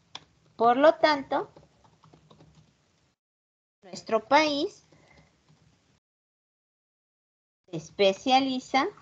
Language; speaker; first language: Spanish; native; Spanish